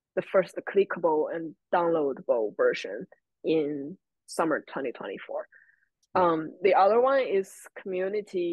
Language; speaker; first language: English; non-native, fluent; Chinese